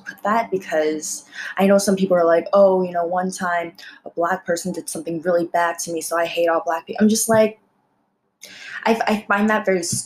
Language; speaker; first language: English; early bilingual, other home language; Korean